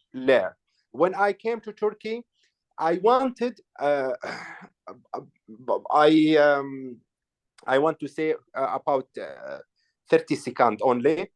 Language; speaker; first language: English; non-native, learner; Arabic